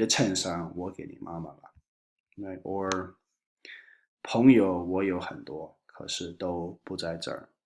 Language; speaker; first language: Chinese; non-native, fluent; English